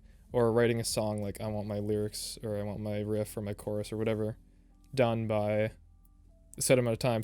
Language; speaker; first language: English; native; English